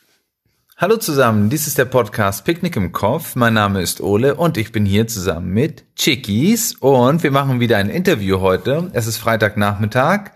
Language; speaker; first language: German; non-native, fluent; Spanish